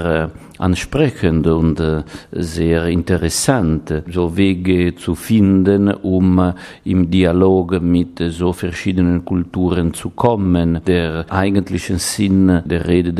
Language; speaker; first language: German; non-native, fluent; Italian